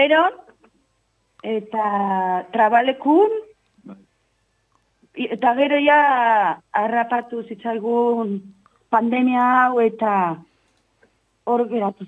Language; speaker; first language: Basque; non-native, local second language; Spanish